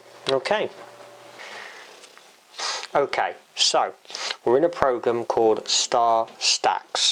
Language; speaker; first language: English; native; English